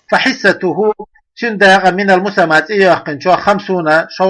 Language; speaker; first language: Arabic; non-native, fluent; Chechen